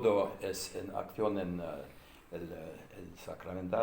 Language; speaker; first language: Spanish; non-native, learner; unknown